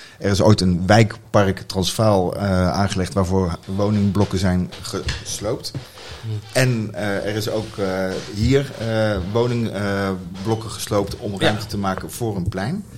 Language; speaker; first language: Dutch; native; Dutch